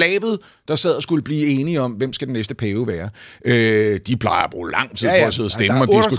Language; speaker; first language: Danish; native; Danish